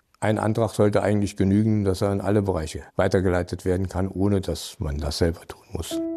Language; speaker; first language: German; native; German